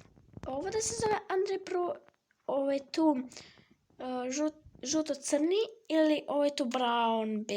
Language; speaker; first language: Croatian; early bilingual, heritage; Croatian